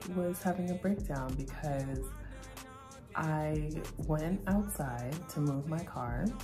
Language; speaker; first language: English; native; English